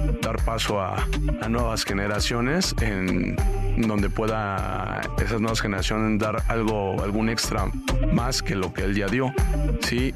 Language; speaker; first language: Spanish; native; Spanish